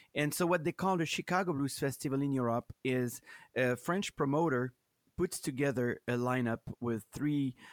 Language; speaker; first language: English; non-native, fluent; French